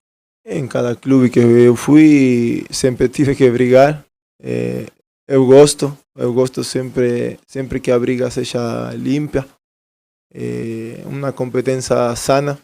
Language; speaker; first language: Portuguese; non-native, fluent; Spanish